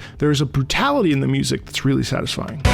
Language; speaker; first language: English; native; English